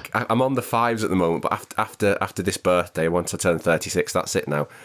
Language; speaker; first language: English; native; English